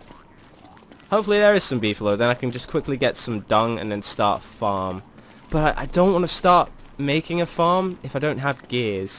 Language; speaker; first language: English; native; English